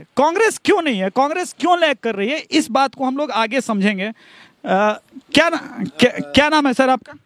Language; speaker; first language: Hindi; native; Hindi